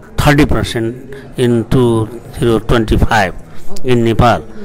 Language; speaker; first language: English; non-native, local second language; Nepali